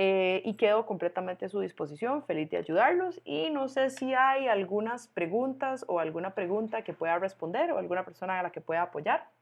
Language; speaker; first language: Spanish; native; Spanish